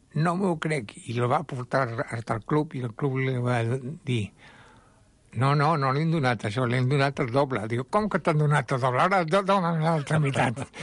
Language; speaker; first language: Catalan; early bilingual, other home language; Spanish